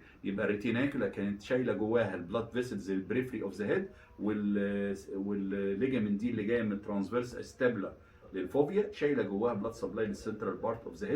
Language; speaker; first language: Arabic; native; Arabic